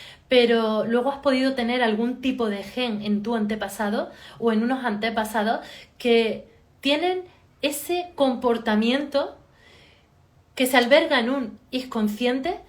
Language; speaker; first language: Spanish; native; Spanish